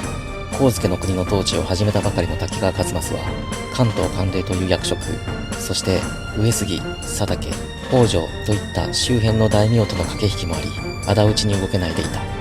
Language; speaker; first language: Japanese; native; Japanese